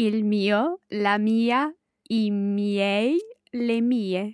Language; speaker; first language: Italian; non-native, learner; English